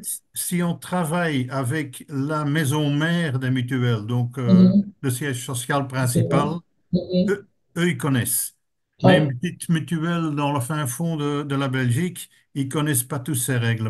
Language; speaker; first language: French; native; French